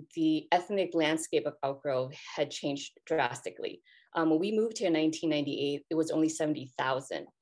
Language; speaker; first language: English; native; English